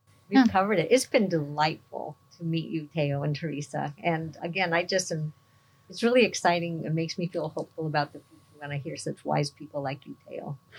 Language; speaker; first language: English; native; English